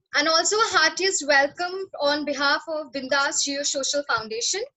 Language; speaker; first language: English; non-native, local second language; Hindi